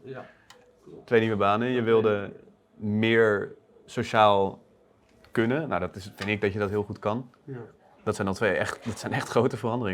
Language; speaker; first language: Dutch; native; Dutch